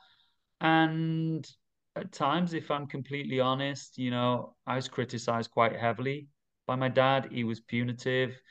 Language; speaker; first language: English; native; English